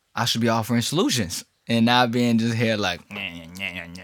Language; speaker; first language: English; early bilingual, other home language; Chinese